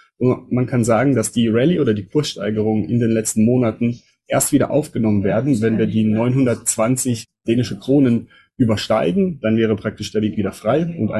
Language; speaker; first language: German; native; German